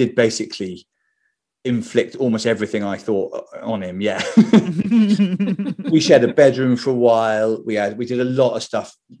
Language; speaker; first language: English; native; English